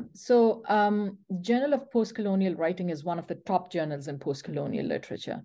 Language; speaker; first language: English; non-native, local second language; Pashto